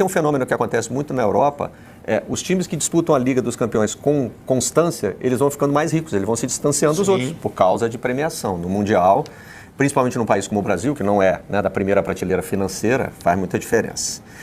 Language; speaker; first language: Portuguese; native; Portuguese